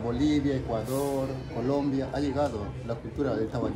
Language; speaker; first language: Spanish; native; Spanish